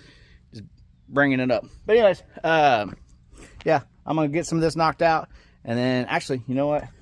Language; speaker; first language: English; native; English